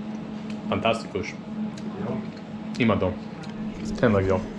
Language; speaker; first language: Hungarian; non-native, learner; English